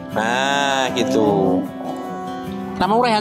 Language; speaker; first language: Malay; non-native, local second language; Javanese